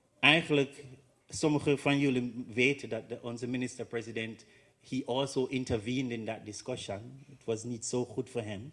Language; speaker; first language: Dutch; non-native, learner; English